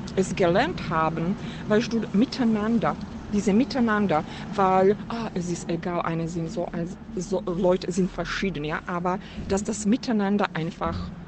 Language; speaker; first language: German; non-native, fluent; Slovak